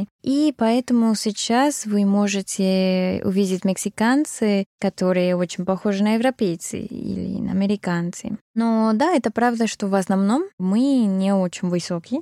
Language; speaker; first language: Russian; non-native, fluent; Spanish